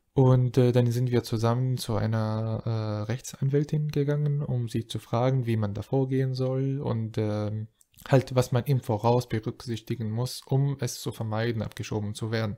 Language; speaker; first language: German; non-native, fluent; Arabic